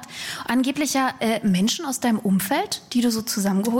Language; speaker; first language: German; native; German